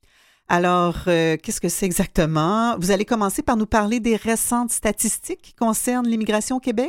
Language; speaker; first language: French; native; French